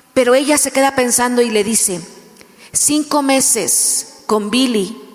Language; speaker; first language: Spanish; native; Spanish